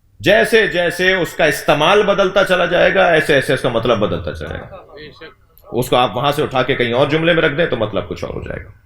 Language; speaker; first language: Urdu; native; Urdu